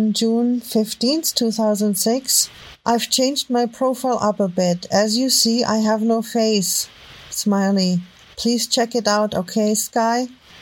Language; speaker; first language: English; non-native, fluent; German